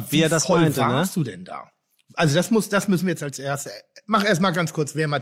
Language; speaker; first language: German; native; German